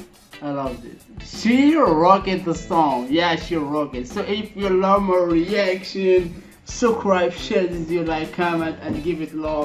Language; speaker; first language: English; non-native, learner; Arabic